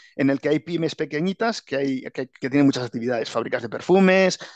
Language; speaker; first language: Spanish; native; Spanish